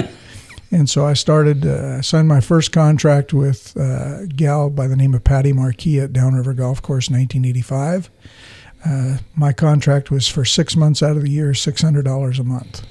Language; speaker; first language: English; native; English